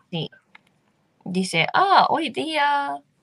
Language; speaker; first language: Spanish; non-native, learner; Japanese